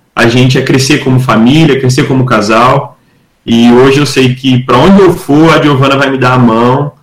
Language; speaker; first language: Portuguese; native; Portuguese